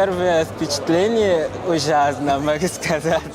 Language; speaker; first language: Russian; non-native, learner; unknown